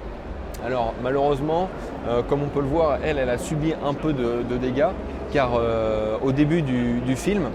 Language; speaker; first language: French; native; French